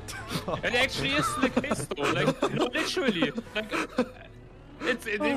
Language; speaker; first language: English; non-native, fluent; German